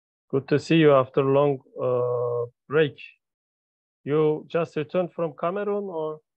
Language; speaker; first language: English; non-native, fluent; Turkish